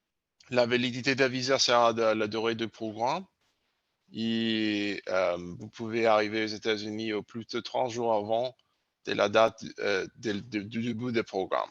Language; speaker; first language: French; non-native, learner; English